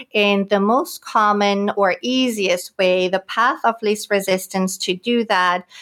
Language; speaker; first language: English; non-native, fluent; German